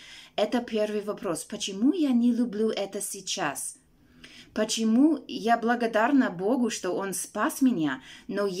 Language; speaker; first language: Russian; non-native, fluent; English